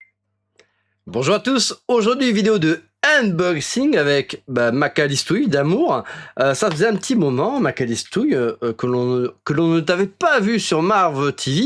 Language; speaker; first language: French; native; French